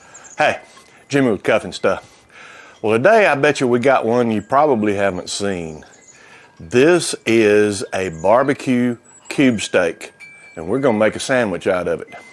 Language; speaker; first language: English; native; English